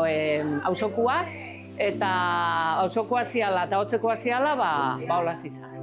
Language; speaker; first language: Basque; native; Basque